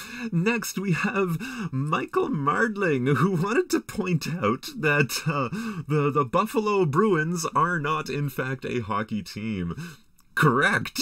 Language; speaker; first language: English; native; English